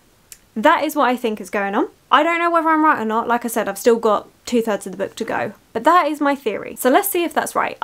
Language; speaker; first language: English; native; English